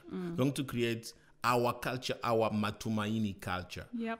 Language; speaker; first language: English; non-native, fluent; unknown